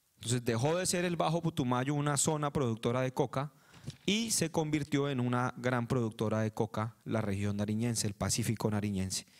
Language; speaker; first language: Spanish; native; Spanish